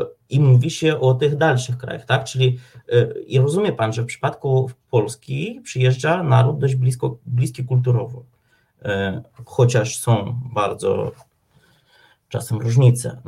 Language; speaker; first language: Polish; non-native, fluent; Ukrainian